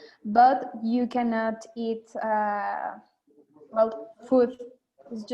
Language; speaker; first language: English; non-native, learner; Spanish